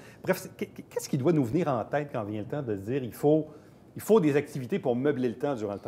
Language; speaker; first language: French; native; French